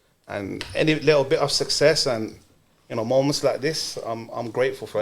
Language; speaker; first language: English; native; English